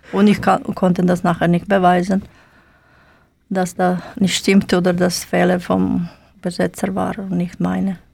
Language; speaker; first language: German; non-native, learner; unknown